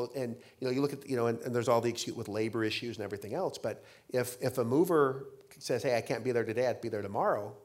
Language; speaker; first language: English; native; English